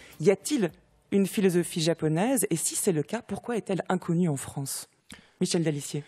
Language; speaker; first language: French; native; French